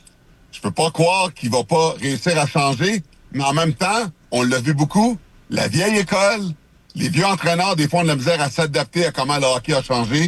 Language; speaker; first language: French; native; French